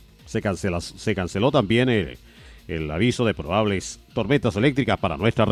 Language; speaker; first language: Spanish; native; Spanish